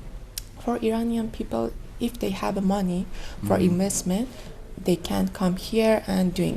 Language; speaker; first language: English; non-native, learner; Persian